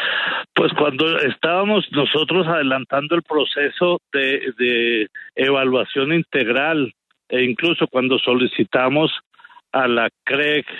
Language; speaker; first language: Spanish; native; Spanish